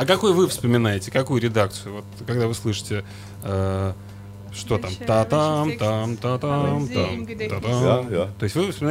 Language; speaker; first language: Russian; native; Russian